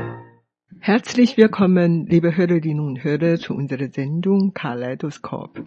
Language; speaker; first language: German; non-native, fluent; Chinese